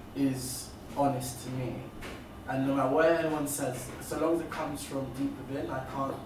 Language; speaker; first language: English; native; English